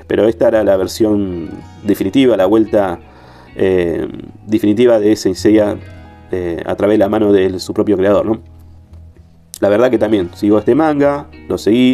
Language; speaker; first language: Spanish; native; Spanish